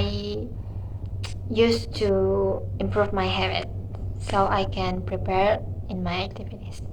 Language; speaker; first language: English; non-native, learner; Indonesian